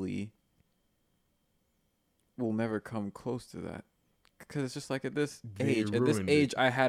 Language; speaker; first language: English; native; English